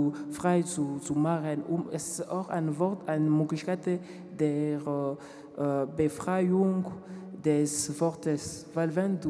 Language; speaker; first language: German; non-native, learner; French